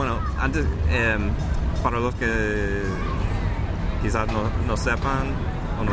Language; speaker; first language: Spanish; non-native, fluent; English